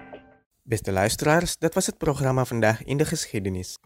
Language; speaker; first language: Dutch; non-native, fluent; Indonesian